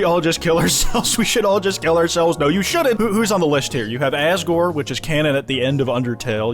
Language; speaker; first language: English; native; English